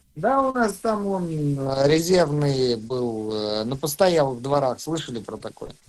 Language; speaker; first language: Russian; native; Russian